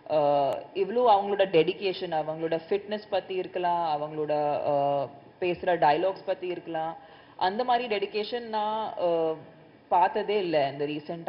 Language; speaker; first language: Tamil; non-native, fluent; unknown